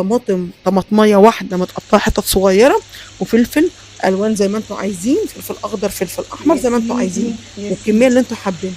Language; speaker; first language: Arabic; native; Arabic